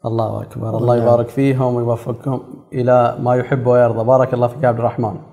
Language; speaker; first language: Arabic; native; Arabic